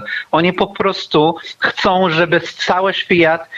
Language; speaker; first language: Polish; non-native, fluent; Arabic